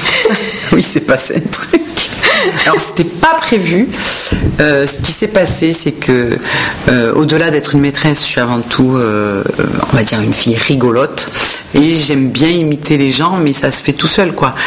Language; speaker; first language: French; native; French